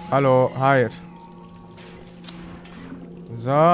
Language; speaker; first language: Turkish; early bilingual, heritage; Turkish